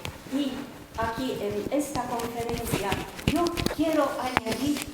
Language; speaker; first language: Spanish; non-native, fluent; Romanian